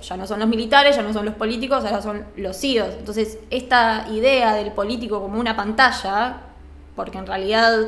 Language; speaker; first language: Spanish; native; Spanish